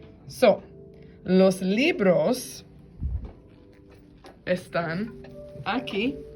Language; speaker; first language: Spanish; non-native, fluent; English